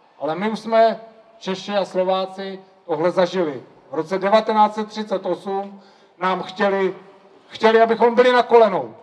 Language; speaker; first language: Czech; native; Czech